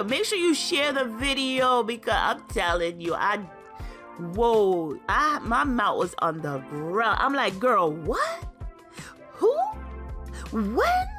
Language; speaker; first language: English; native; English